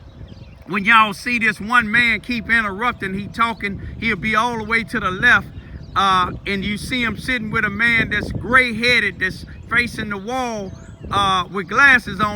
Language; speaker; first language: English; native; English